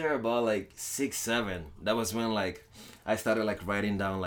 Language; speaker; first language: English; non-native, local second language; Yoruba